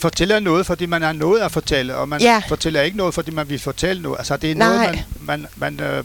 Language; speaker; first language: Danish; non-native, fluent; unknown